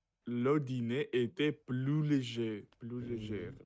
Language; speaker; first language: French; non-native, learner; Russian